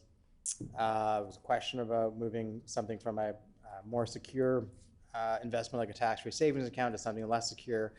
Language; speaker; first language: English; native; English